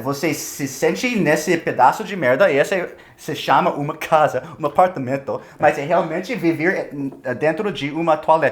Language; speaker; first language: Portuguese; non-native, fluent; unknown